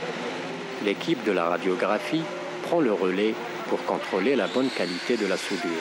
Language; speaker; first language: French; non-native, local second language; Arabic